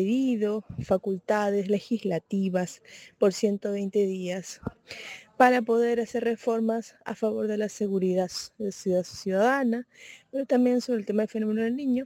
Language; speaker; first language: Spanish; native; Spanish